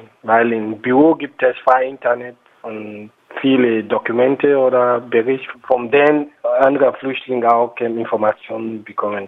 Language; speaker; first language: German; non-native, fluent; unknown